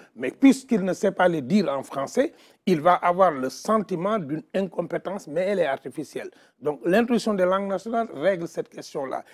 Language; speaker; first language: French; non-native, local second language; Wolof